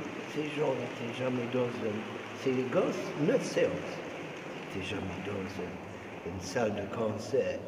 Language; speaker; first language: French; non-native, fluent; English